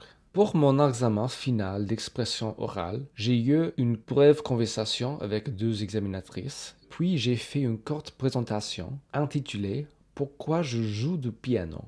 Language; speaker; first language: French; non-native, fluent; English